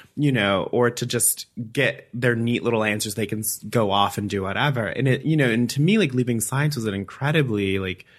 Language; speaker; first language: English; native; English